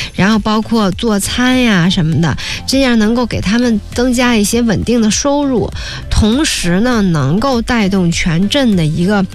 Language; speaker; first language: Chinese; native; Chinese